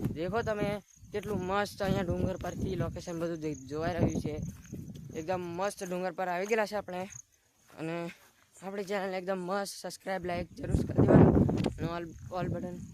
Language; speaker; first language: Gujarati; non-native, local second language; Rathawi